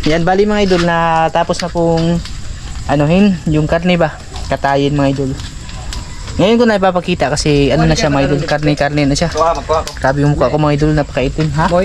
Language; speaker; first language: Filipino; non-native, local second language; Cebuano